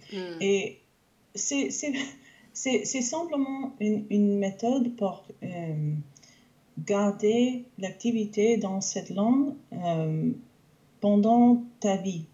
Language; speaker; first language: French; non-native, fluent; English